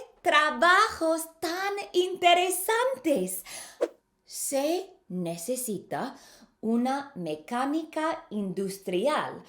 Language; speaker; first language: Spanish; non-native, fluent; English